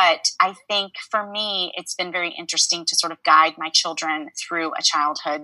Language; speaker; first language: English; native; English